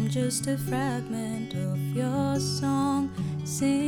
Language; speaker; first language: English; non-native, local second language; Hindi